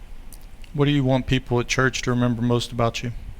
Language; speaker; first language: English; native; English